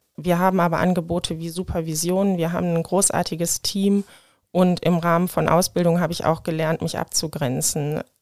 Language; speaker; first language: German; native; German